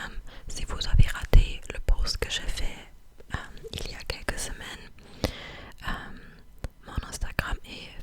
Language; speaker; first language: French; non-native, fluent; English